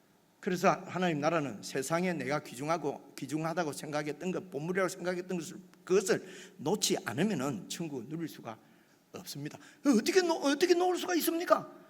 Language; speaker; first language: Korean; native; Korean